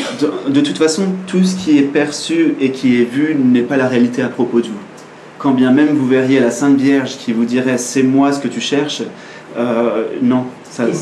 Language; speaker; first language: French; native; French